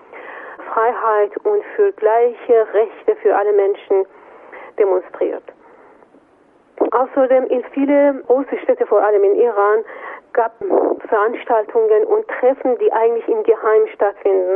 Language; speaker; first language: German; non-native, fluent; Persian